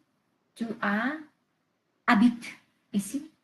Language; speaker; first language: French; non-native, learner; Vietnamese